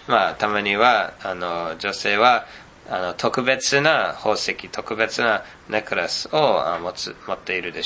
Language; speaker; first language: Japanese; non-native, fluent; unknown